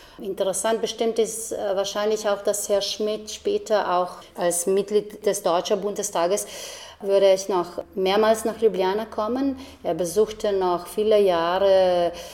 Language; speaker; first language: German; non-native, fluent; Slovenian